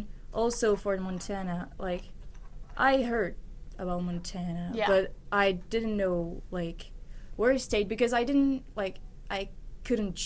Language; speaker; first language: English; non-native, learner; French